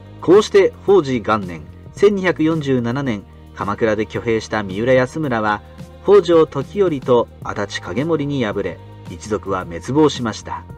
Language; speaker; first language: Japanese; native; Japanese